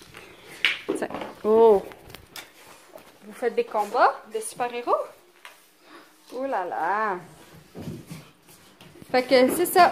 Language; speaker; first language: French; native; French